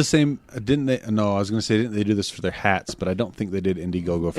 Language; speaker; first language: English; native; English